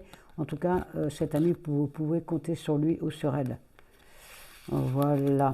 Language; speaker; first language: French; native; French